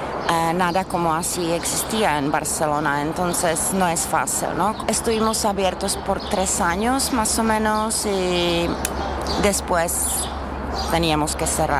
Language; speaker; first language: Spanish; non-native, fluent; Czech